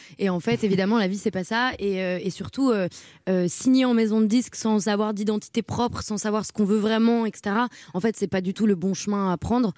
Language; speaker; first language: French; native; French